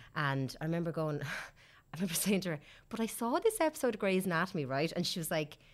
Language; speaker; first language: English; native; English